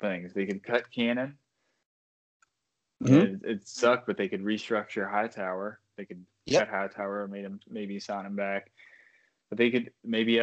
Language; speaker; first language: English; native; English